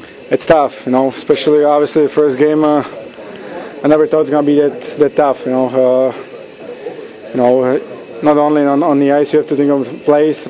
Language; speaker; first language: English; non-native, fluent; Czech